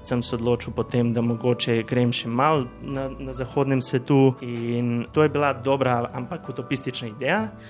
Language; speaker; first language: Slovenian; non-native, fluent; Macedonian